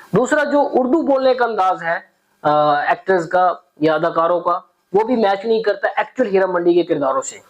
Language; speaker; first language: Urdu; native; Urdu